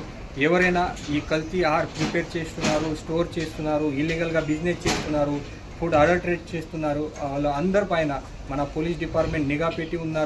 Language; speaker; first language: Telugu; non-native, local second language; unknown